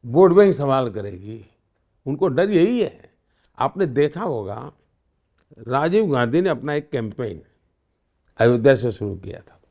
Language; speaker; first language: Hindi; non-native, local second language; Gujarati